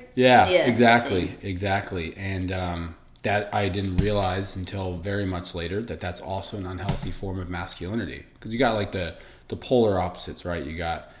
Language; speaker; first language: English; early bilingual, other home language; Italian